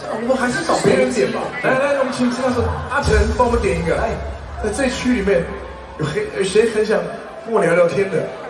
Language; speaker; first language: Chinese; native; Chinese